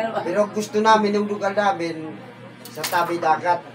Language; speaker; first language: Filipino; non-native, local second language; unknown